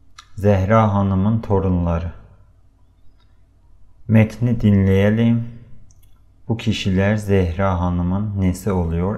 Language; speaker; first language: Turkish; non-native, fluent; Persian